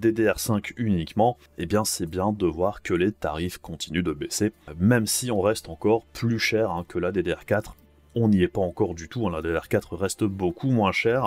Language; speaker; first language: French; native; French